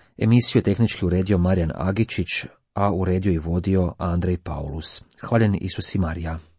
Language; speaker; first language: Croatian; native; Croatian